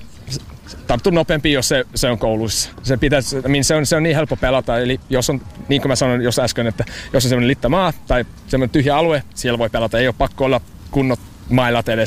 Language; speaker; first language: Finnish; non-native, fluent; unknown